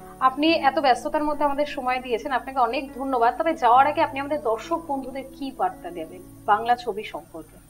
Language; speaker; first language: Bangla; native; Bangla